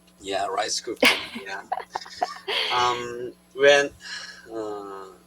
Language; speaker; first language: English; non-native, learner; Korean